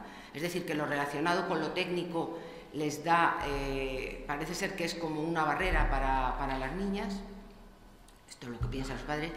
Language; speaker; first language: Spanish; native; Spanish